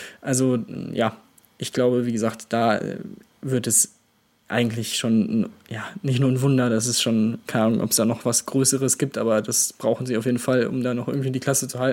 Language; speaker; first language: German; native; German